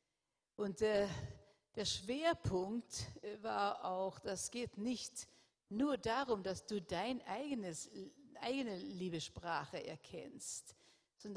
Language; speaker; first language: German; non-native, fluent; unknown